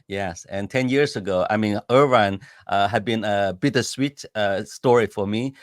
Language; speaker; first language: English; non-native, fluent; Chinese